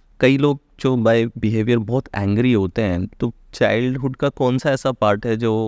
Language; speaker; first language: Hindi; native; Hindi